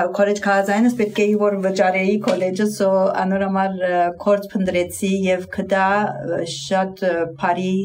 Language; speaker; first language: Armenian; early bilingual, heritage; Armenian